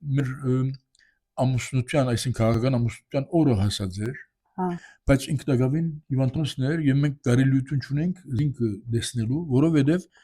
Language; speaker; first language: Armenian; native; Armenian